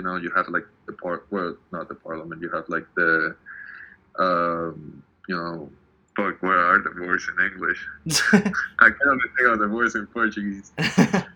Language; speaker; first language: English; non-native, fluent; Spanish